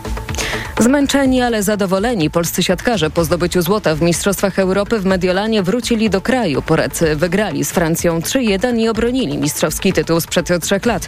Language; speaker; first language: Polish; native; Polish